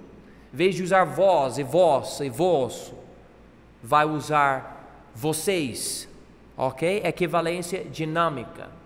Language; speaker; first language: Portuguese; non-native, fluent; English